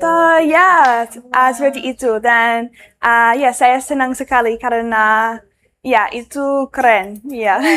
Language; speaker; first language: Indonesian; non-native, learner; English